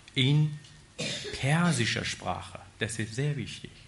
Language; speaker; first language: German; non-native, learner; Persian